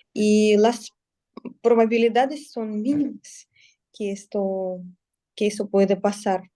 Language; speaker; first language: Spanish; non-native, learner; Russian